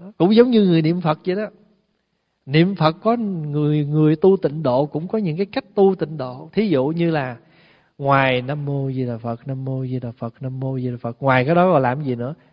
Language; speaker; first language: Vietnamese; early bilingual, heritage; Vietnamese